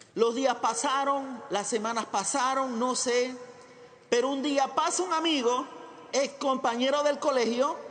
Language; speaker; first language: Spanish; native; Spanish